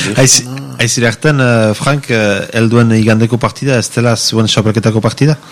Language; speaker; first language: Basque; native; Basque